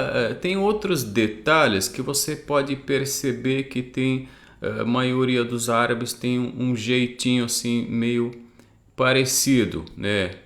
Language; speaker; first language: Portuguese; non-native, fluent; Arabic